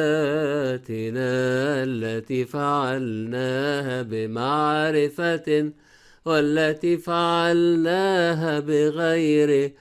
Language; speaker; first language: Arabic; native; Arabic